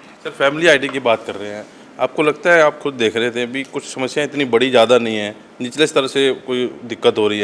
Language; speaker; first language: Hindi; native; Hindi